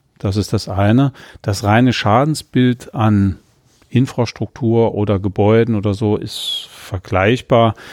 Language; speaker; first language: German; native; German